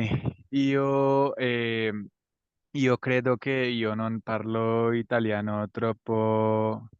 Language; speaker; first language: Italian; non-native, learner; Spanish